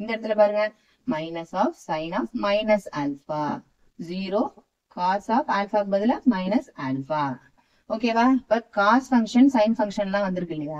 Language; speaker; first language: Tamil; native; Tamil